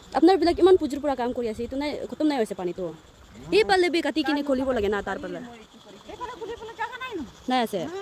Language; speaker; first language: Hindi; non-native, local second language; Nyishi